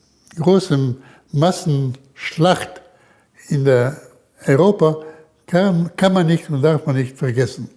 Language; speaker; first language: German; early bilingual, heritage; German